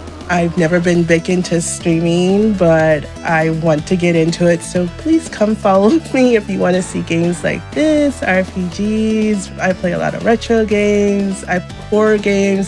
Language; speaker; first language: English; native; English